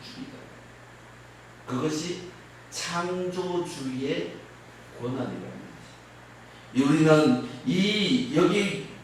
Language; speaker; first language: Korean; native; Korean